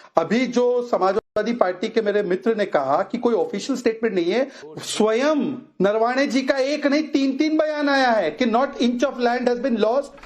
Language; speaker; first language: Hindi; native; Hindi